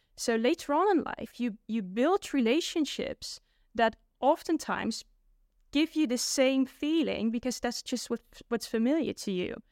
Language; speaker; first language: English; non-native, fluent; Dutch